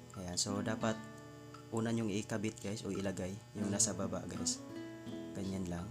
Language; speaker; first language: Filipino; non-native, local second language; Cebuano